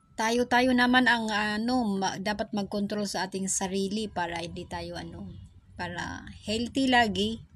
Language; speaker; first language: Filipino; non-native, local second language; Iloko